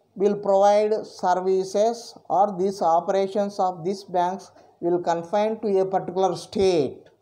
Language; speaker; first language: English; non-native, local second language; Telugu